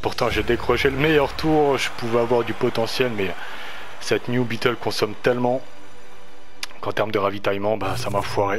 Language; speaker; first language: French; native; French